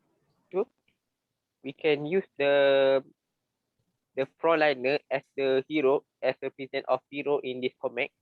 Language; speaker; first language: English; non-native, learner; Malay